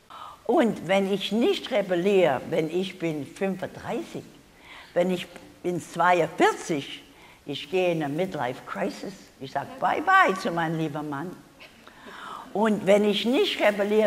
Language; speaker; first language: German; non-native, learner; English